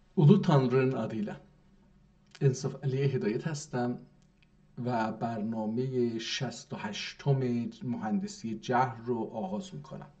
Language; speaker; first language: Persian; non-native, local second language; Azerbaijani